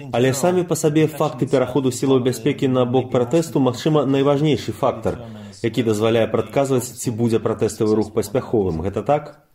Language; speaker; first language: Belarusian; native; Belarusian